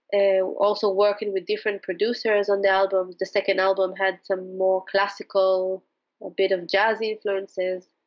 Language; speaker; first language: English; non-native, fluent; Hebrew